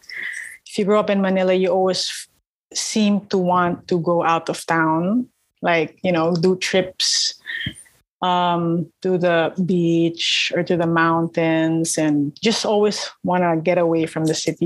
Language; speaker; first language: English; non-native, local second language; Filipino